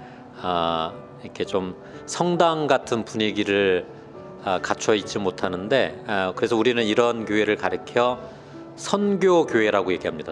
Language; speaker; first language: Korean; native; Korean